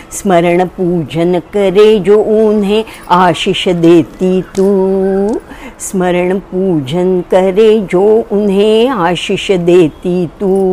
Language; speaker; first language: Hindi; non-native, local second language; Marathi